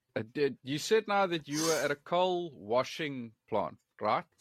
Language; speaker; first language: English; non-native, local second language; Afrikaans